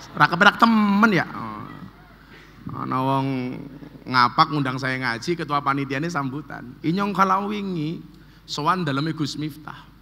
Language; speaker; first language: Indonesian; native; Indonesian